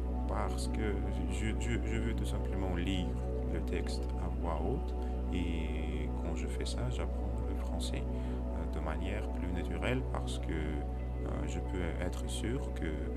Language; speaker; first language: French; non-native, learner; Russian